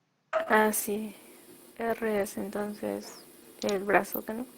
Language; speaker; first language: Spanish; native; Spanish